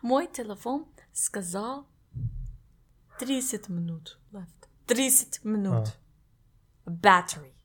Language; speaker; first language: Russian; non-native, learner; English